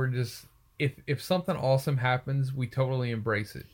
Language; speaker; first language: English; native; English